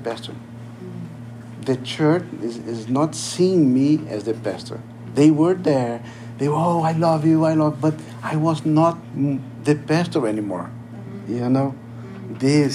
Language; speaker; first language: English; non-native, learner; Portuguese